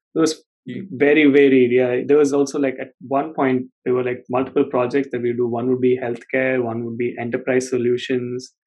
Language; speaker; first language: English; non-native, local second language; Tamil